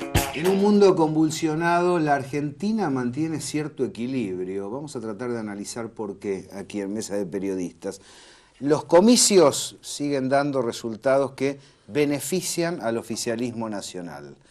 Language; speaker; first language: Spanish; native; Spanish